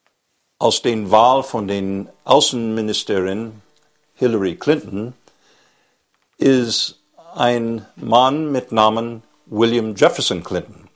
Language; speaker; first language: German; non-native, fluent; English